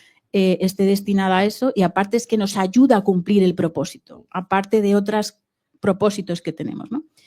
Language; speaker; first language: Spanish; native; Spanish